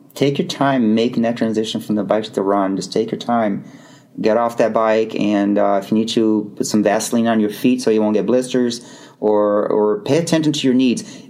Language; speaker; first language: English; non-native, fluent; Portuguese